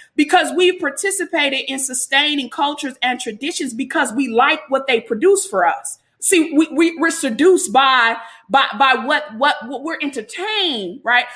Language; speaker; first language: English; native; English